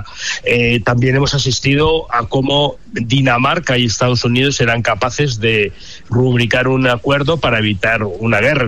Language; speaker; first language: Spanish; native; Spanish